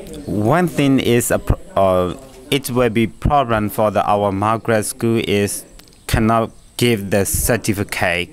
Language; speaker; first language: English; non-native, learner; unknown